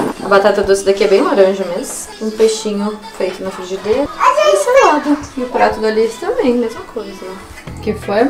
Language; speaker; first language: Portuguese; native; Portuguese